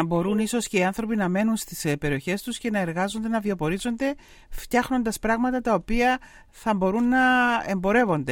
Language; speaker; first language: Greek; native; Greek